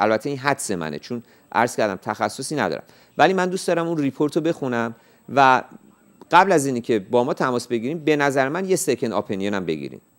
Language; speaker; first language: Persian; native; Persian